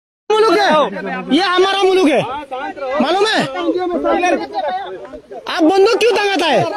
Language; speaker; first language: Hindi; non-native, learner; Bangla